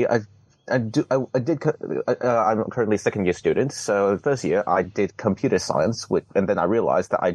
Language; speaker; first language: English; non-native, local second language; Cantonese